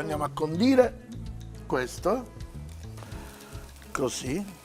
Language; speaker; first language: Italian; native; Italian